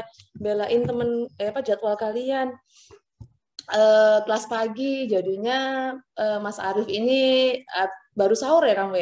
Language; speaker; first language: Indonesian; native; Indonesian